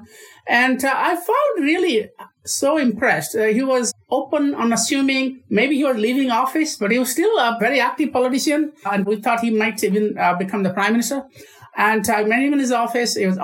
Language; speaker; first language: English; non-native, local second language; Odia